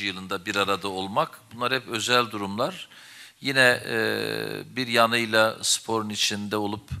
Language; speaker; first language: Turkish; native; Turkish